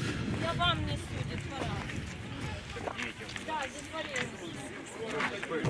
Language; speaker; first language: Russian; native; Russian